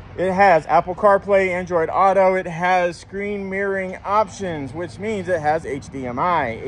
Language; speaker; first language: English; native; English